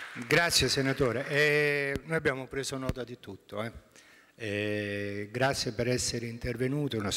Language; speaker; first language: Italian; native; Italian